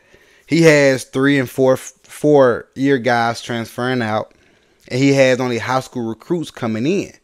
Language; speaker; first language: English; native; English